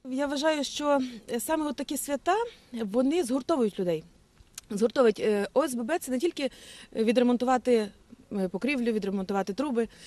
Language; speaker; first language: Ukrainian; native; Ukrainian